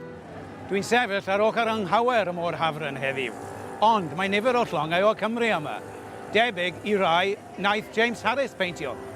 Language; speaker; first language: Welsh; native; Welsh